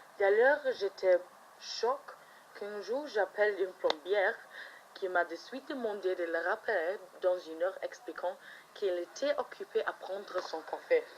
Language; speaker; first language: French; non-native, fluent; German